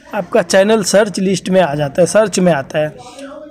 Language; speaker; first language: Hindi; native; Hindi